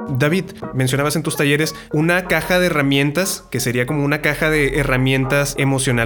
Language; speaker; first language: Spanish; native; Spanish